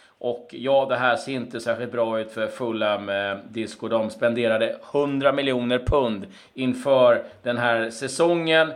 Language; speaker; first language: Swedish; native; Swedish